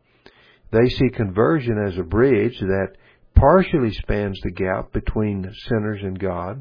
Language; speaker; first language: English; native; English